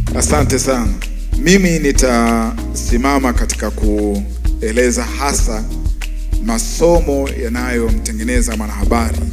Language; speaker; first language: Swahili; native; Swahili